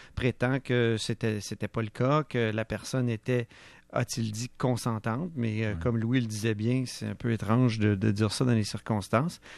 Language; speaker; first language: French; native; French